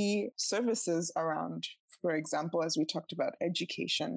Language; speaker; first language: English; non-native, local second language; Tswana